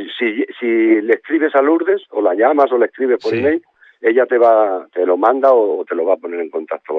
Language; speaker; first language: Spanish; native; Spanish